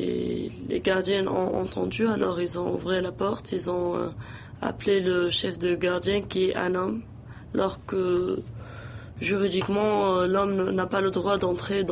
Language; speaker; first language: French; non-native, local second language; Arabic